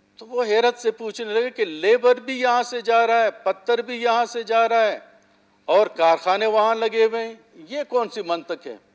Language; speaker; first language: Urdu; non-native, local second language; Baluchi